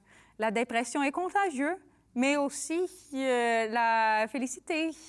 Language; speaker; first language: French; non-native, learner; English